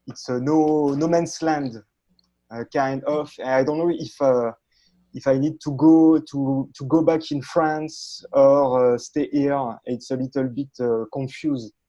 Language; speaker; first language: English; non-native, learner; French